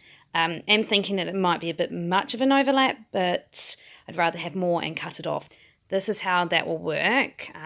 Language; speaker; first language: English; native; English